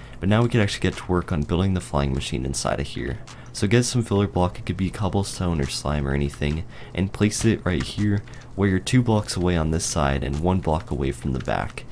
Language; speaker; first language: English; native; English